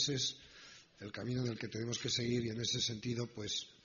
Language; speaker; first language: Spanish; native; Spanish